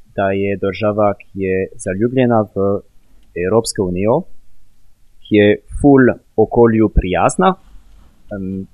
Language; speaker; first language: Slovenian; non-native, fluent; French